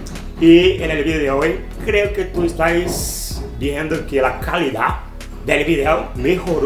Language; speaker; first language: Spanish; non-native, fluent; Portuguese